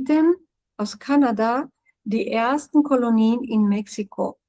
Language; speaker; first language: German; non-native, fluent; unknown